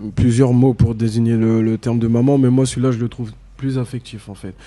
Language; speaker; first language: French; native; French